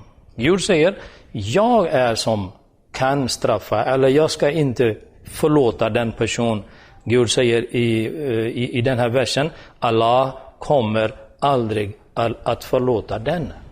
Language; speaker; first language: Swedish; non-native, fluent; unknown